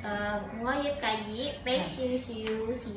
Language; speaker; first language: Cantonese; non-native, learner; Indonesian